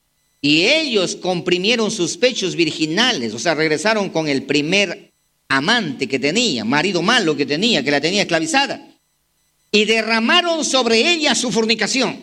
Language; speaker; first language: Spanish; native; Spanish